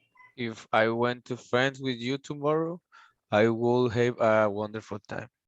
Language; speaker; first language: English; non-native, learner; Spanish